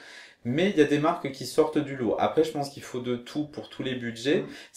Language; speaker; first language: French; native; French